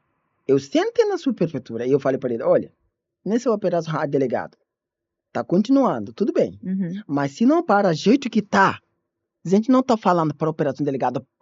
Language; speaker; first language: Portuguese; non-native, learner; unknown